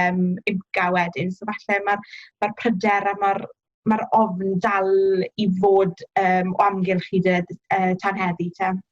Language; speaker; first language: Welsh; native; Welsh